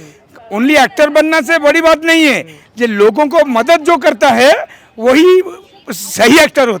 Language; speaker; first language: Hindi; non-native, local second language; Odia